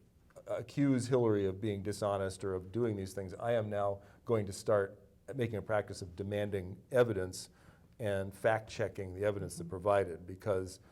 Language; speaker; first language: English; native; English